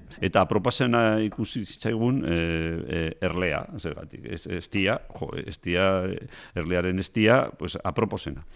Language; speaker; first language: Basque; non-native, local second language; Spanish